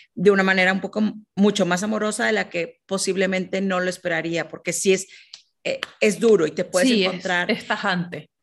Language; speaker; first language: Spanish; native; Spanish